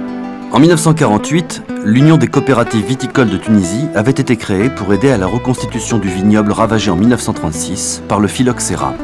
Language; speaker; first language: French; native; French